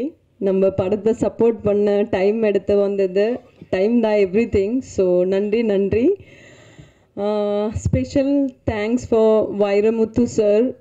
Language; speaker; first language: Tamil; non-native, fluent; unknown